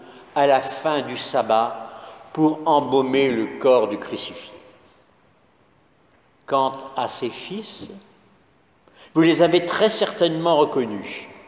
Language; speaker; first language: French; native; French